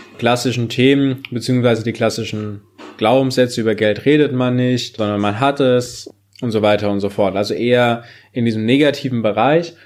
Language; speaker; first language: German; native; German